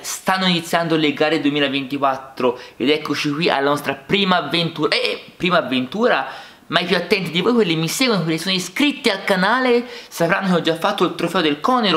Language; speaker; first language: Italian; native; Italian